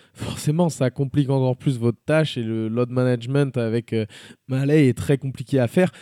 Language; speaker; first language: French; native; French